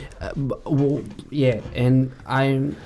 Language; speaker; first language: English; non-native, fluent; Portuguese